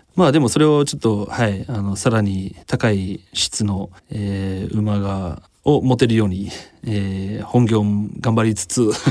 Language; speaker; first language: Japanese; non-native, fluent; English